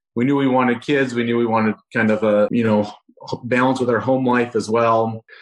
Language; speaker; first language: English; native; English